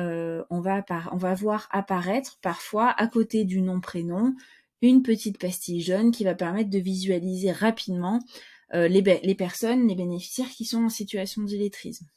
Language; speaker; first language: French; native; French